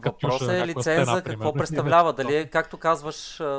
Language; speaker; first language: Bulgarian; native; Bulgarian